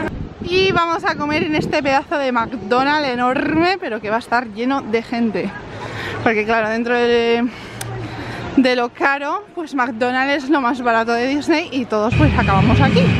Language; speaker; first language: Spanish; native; Spanish